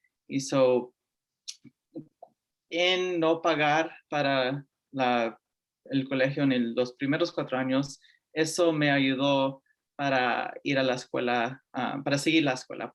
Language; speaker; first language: Spanish; early bilingual, heritage; Spanish